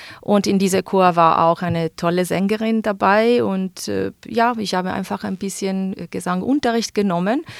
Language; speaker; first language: German; non-native, fluent; Italian